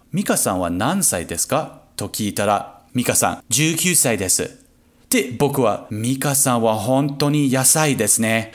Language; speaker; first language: Japanese; non-native, fluent; English